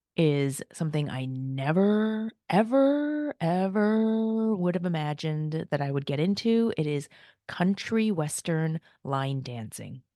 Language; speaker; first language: English; early bilingual, other home language; Korean